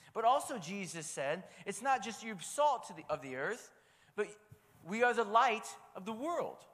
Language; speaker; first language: English; native; English